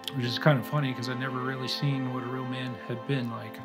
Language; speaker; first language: English; native; English